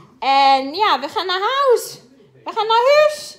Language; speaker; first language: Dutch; non-native, learner; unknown